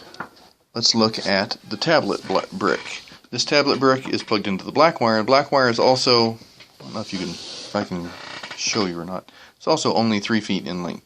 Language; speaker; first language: English; native; English